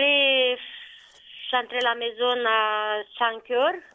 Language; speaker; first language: French; non-native, learner; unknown